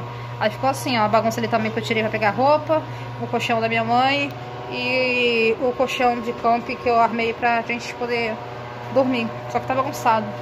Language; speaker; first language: Portuguese; native; Portuguese